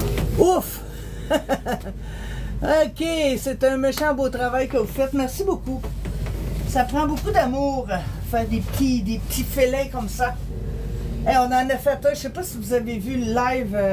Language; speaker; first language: French; native; French